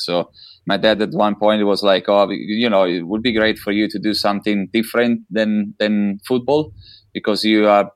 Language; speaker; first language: English; non-native, fluent; Italian